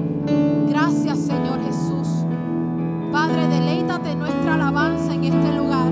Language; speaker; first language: Spanish; native; Spanish